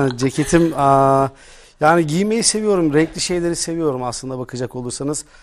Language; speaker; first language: Turkish; native; Turkish